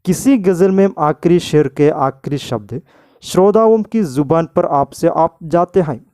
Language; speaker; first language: Hindi; non-native, local second language; Malayalam